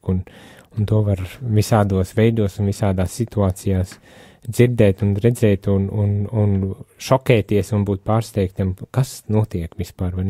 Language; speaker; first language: Latvian; native; Latvian